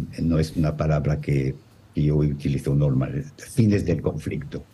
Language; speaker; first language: Spanish; non-native, learner; French